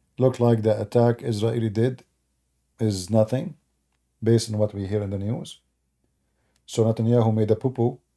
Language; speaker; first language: English; non-native, fluent; Arabic